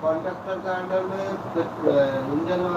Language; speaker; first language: Hindi; non-native, local second language; Santali